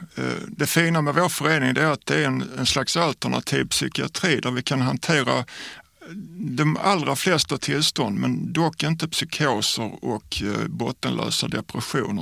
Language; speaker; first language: Swedish; native; Swedish